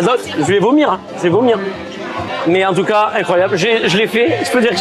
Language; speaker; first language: French; native; French